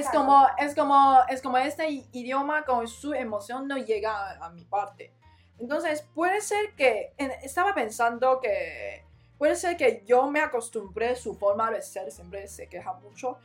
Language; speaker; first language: Spanish; non-native, learner; Chinese